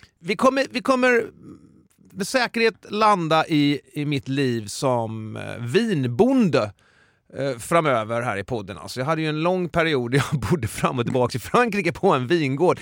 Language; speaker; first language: Swedish; native; Swedish